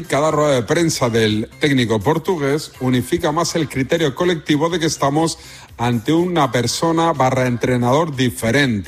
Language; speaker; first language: Spanish; native; Spanish